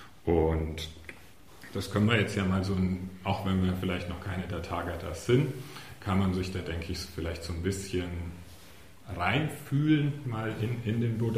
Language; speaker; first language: German; native; German